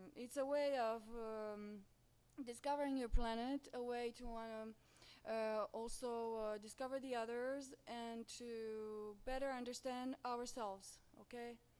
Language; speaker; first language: English; non-native, fluent; Romanian